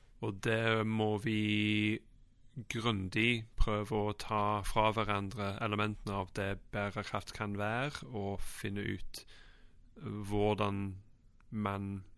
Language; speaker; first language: Norwegian; non-native, fluent; English